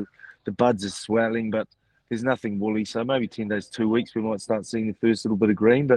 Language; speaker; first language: English; native; English